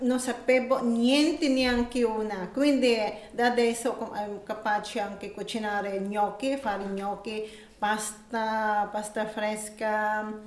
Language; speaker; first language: Italian; non-native, learner; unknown